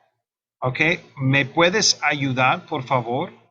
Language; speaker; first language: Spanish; non-native, fluent; English